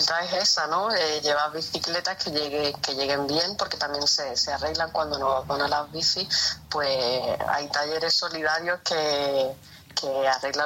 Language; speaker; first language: Spanish; native; Spanish